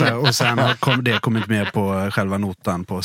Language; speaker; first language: Swedish; native; Swedish